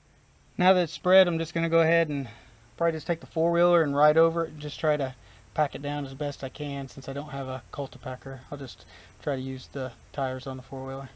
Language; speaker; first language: English; native; English